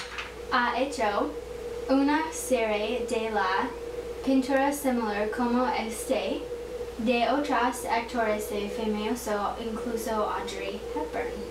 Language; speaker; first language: Spanish; non-native, learner; English